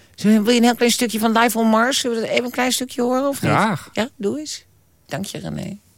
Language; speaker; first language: Dutch; native; Dutch